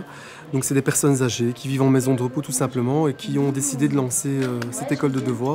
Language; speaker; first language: French; native; French